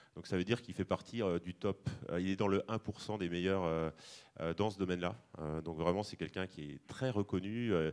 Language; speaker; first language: French; native; French